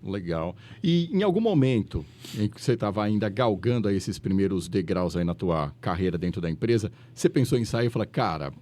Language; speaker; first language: Portuguese; native; Portuguese